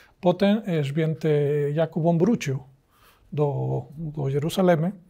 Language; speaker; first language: Polish; non-native, learner; Spanish